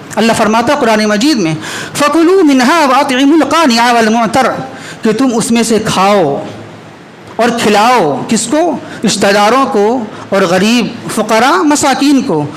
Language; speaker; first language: Urdu; native; Urdu